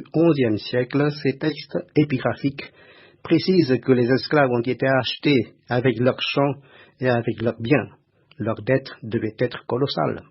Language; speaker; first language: French; non-native, fluent; Khmer